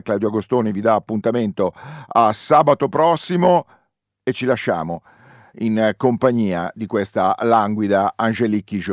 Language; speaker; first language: Italian; native; Italian